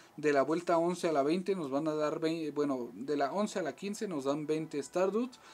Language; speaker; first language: Spanish; native; Spanish